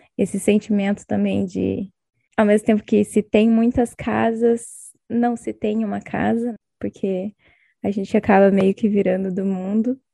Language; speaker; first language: Portuguese; native; Portuguese